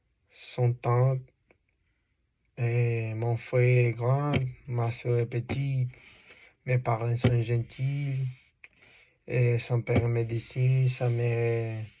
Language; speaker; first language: French; non-native, learner; Spanish